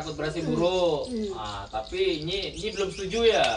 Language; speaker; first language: Indonesian; native; Indonesian